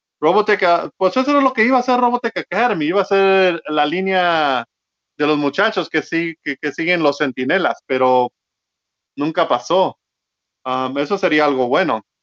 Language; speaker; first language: Spanish; early bilingual, heritage; Spanish